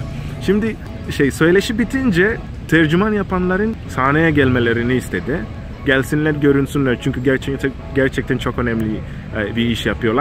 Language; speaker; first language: Turkish; non-native, fluent; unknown